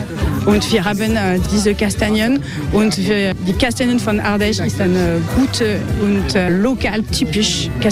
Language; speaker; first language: German; non-native, learner; French